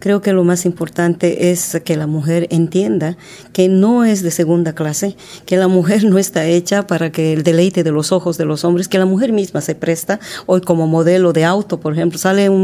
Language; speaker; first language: Spanish; native; Spanish